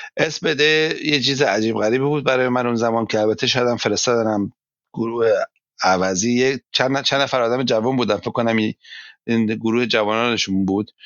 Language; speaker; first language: Persian; native; Persian